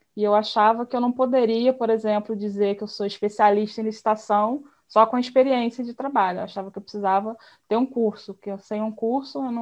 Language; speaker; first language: Portuguese; native; Portuguese